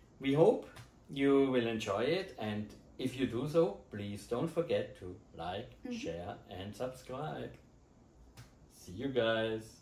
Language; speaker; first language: English; non-native, fluent; German